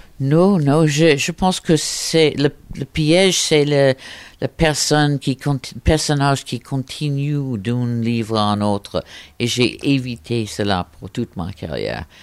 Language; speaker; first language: French; non-native, fluent; English